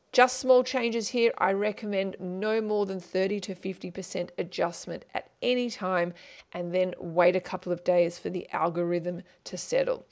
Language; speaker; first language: English; native; English